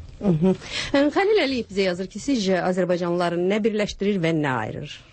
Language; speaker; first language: Azerbaijani; native; Azerbaijani